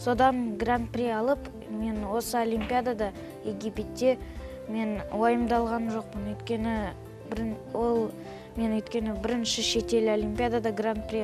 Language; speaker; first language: Kazakh; non-native, local second language; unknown